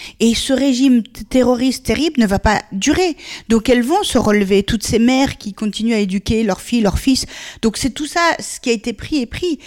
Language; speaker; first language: French; early bilingual, other home language; Persian